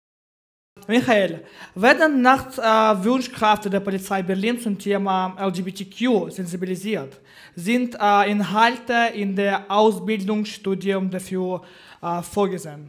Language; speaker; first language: German; non-native, learner; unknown